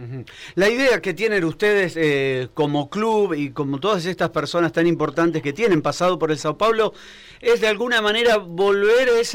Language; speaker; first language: Spanish; native; Spanish